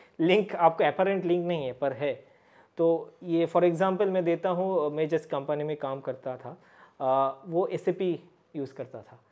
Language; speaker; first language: Hindi; native; Hindi